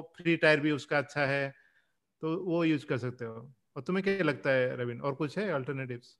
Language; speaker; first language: Hindi; non-native, local second language; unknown